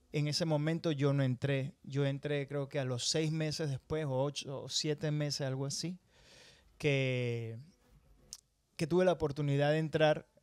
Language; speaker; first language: Spanish; native; Spanish